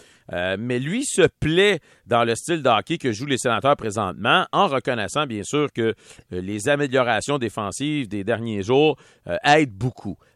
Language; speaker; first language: French; native; French